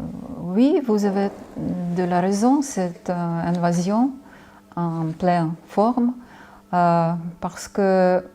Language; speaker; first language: French; non-native, fluent; Ukrainian